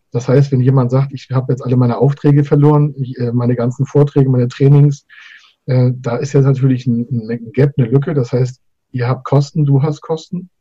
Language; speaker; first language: German; native; German